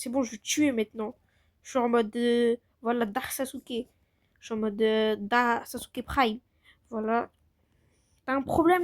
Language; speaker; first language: French; native; French